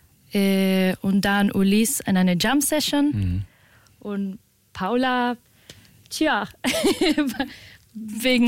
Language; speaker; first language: German; non-native, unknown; Spanish